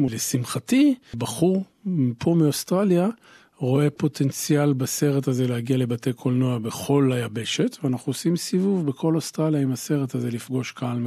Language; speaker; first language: Hebrew; native; Hebrew